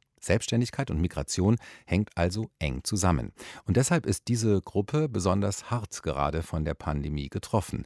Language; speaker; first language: German; native; German